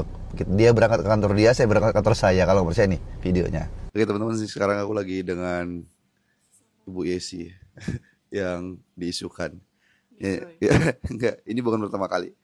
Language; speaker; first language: Indonesian; native; Indonesian